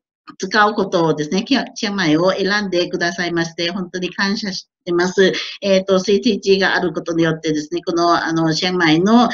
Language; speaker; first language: Japanese; non-native, fluent; Thai